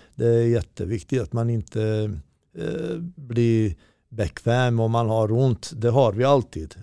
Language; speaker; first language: Swedish; non-native, learner; Bosnian